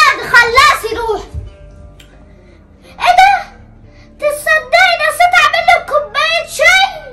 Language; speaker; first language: Arabic; native; Arabic